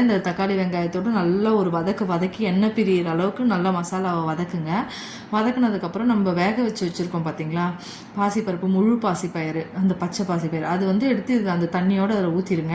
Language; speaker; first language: Tamil; native; Tamil